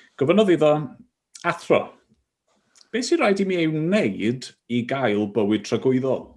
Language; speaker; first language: Welsh; native; Welsh